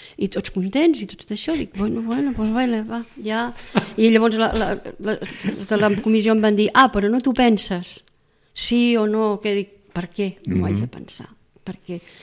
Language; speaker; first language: Catalan; native; Catalan